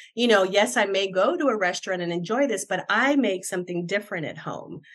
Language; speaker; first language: English; non-native, fluent; Spanish